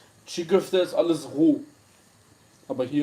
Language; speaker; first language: German; early bilingual, other home language; Kurdish